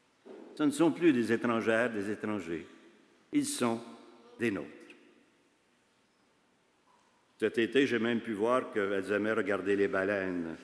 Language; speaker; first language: French; native; French